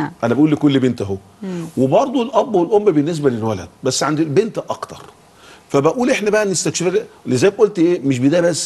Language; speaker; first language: Arabic; native; Arabic